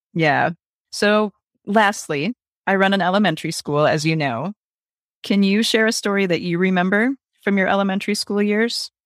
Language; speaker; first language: English; native; English